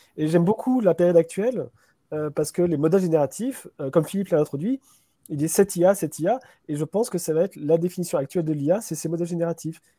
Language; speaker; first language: French; native; French